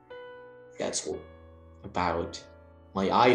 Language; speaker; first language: English; non-native, learner; Indonesian